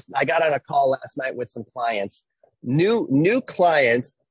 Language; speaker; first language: English; native; English